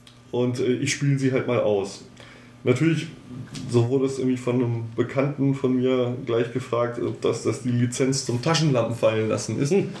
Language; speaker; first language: German; native; German